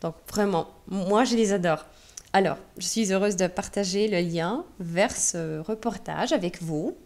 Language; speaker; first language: French; non-native, fluent; Russian